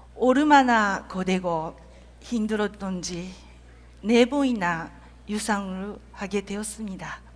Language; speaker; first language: Korean; non-native, fluent; Japanese